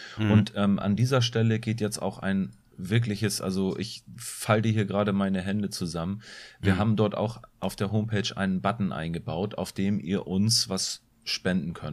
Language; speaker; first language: German; native; German